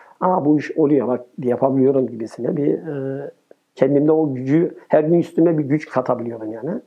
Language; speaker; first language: Turkish; native; Turkish